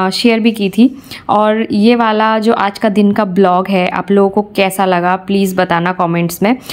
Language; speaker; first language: Hindi; non-native, local second language; Bangla